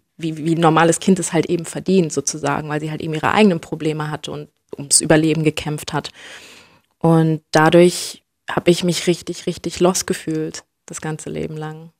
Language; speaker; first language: German; native; German